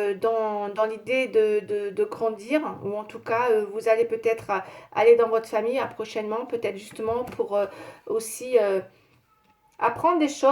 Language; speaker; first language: French; native; French